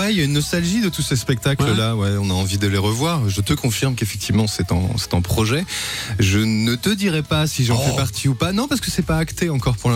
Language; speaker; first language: French; native; French